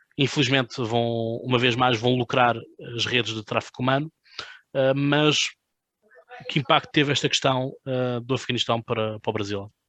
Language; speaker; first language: Portuguese; native; Portuguese